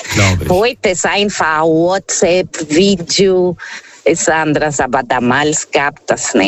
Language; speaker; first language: German; non-native, learner; Portuguese